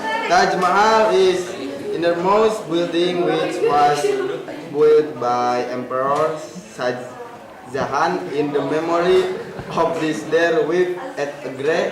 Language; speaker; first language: English; non-native, learner; Indonesian